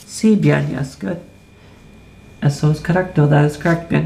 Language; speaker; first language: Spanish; non-native, learner; English